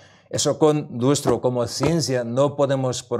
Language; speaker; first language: Spanish; non-native, learner; Korean